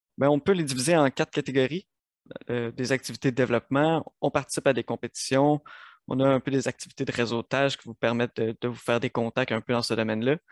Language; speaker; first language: French; native; French